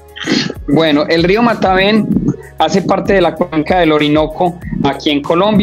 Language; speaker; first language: Spanish; native; Spanish